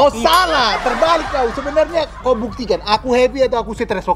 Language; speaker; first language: Indonesian; native; Indonesian